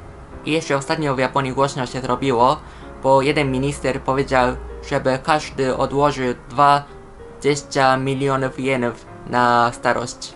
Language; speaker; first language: Polish; non-native, fluent; Japanese